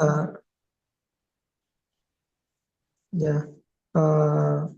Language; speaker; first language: Indonesian; non-native, learner; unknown